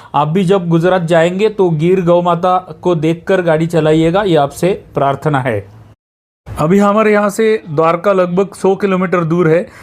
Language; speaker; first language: Hindi; non-native, local second language; Marathi